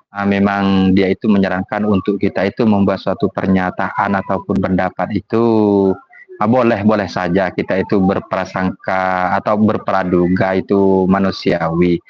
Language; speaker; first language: Indonesian; non-native, local second language; Madurese